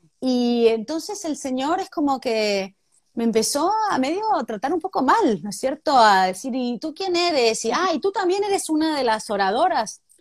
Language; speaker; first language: Spanish; native; Spanish